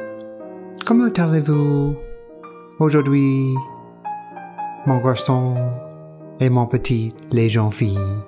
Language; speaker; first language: French; non-native, learner; English